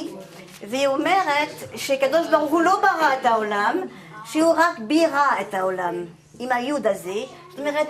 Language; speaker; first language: Hebrew; non-native, fluent; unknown